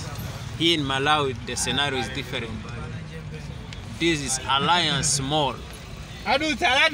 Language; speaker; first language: English; non-native, fluent; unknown